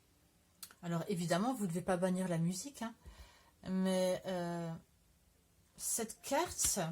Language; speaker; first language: French; native; French